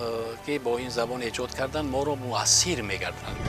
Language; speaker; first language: Persian; native; Persian